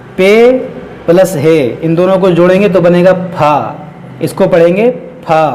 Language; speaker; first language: Hindi; native; Hindi